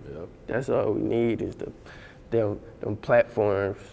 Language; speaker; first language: English; native; English